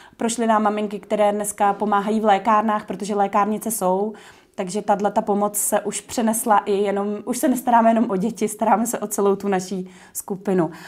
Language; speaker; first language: Czech; native; Czech